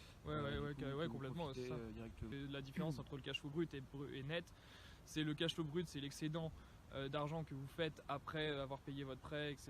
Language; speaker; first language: French; native; French